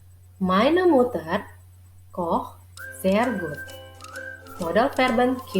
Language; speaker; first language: German; non-native, fluent; Indonesian